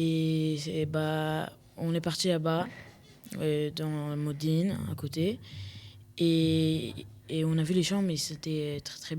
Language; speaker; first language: French; early bilingual, heritage; French